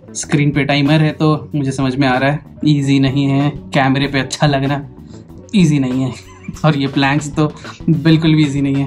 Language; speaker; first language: Hindi; native; Hindi